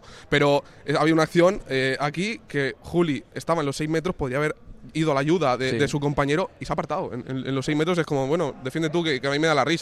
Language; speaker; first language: Spanish; native; Spanish